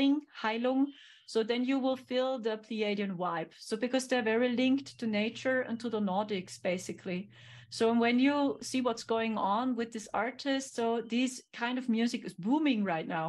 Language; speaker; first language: English; non-native, fluent; German